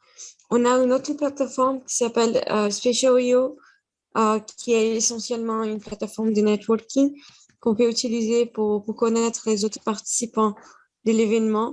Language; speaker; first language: French; non-native, fluent; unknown